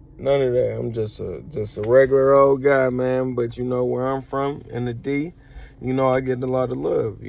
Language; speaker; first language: English; native; English